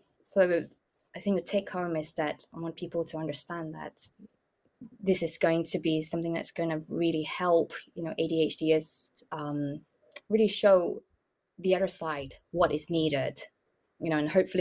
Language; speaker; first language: English; non-native, local second language; Cantonese